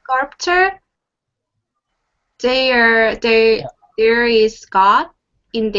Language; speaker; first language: English; non-native, learner; Korean